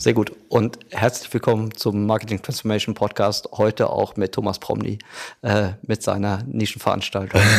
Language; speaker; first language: German; native; German